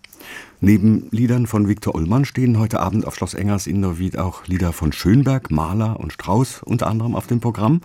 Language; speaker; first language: German; native; German